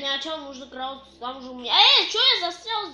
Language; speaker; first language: Russian; native; Russian